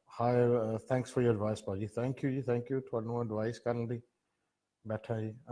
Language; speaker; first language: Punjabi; early bilingual, heritage; Punjabi